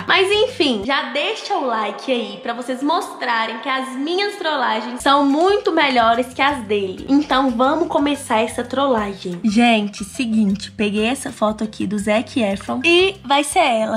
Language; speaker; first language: Portuguese; native; Portuguese